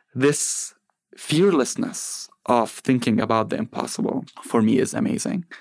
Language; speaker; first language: English; non-native, fluent; Arabic